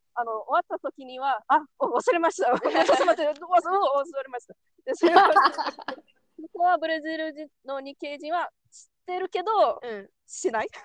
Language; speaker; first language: Japanese; non-native, learner; Portuguese